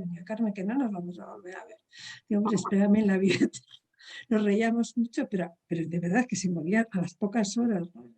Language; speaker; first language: Spanish; native; Spanish